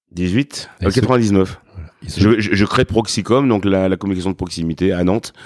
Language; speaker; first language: French; native; French